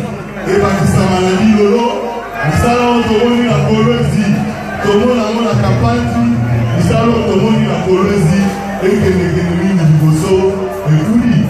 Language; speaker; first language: French; non-native, local second language; Lingala